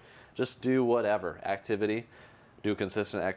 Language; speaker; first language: English; native; English